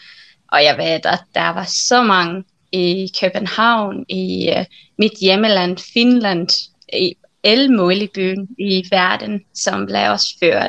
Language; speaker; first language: Danish; non-native, fluent; Finnish